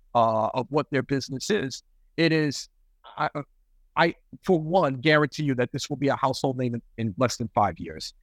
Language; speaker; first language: English; native; English